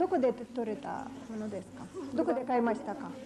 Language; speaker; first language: Japanese; non-native, fluent; Ukrainian